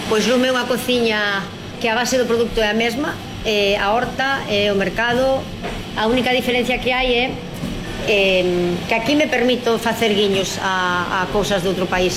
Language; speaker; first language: Galician; native; Galician